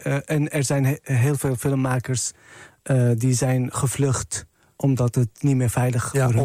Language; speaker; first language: Dutch; non-native, fluent; Arabic